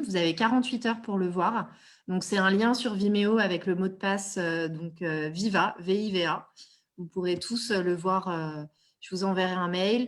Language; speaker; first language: French; native; French